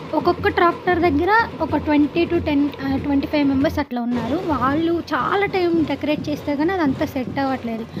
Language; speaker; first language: Telugu; native; Telugu